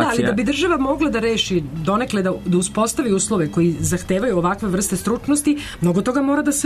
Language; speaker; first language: Serbian; native; Serbian